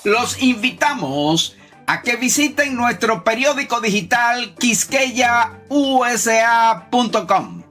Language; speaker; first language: Spanish; native; Spanish